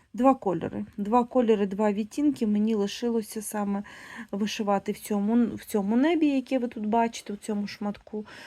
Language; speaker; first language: Ukrainian; non-native, local second language; Russian